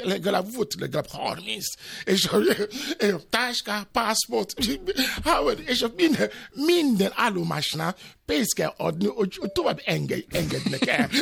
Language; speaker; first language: Hungarian; non-native, fluent; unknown